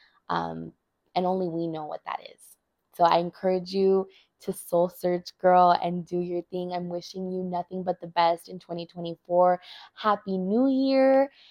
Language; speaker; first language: English; early bilingual, other home language; Spanish